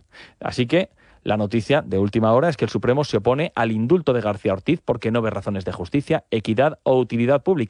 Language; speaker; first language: Spanish; native; Spanish